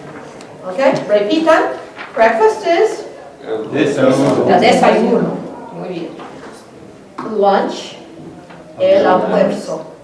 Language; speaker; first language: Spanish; non-native, fluent; English